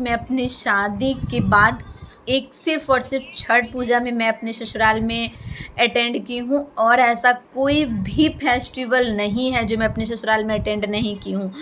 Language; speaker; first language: Hindi; non-native, local second language; Bhojpuri